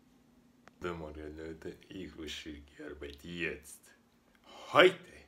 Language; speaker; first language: German; non-native, learner; Russian